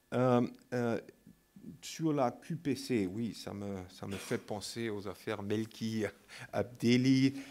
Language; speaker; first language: French; non-native, fluent; German